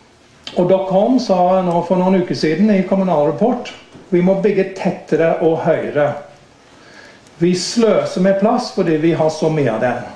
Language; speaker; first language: Norwegian; non-native, fluent; English